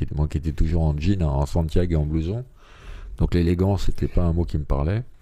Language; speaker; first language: French; native; French